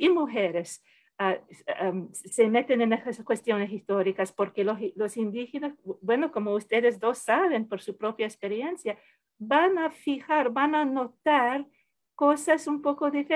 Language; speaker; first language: Spanish; non-native, fluent; English